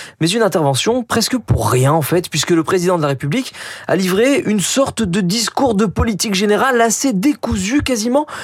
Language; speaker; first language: French; native; French